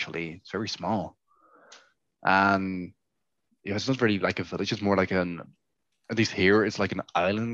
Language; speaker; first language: English; non-native, fluent; Dutch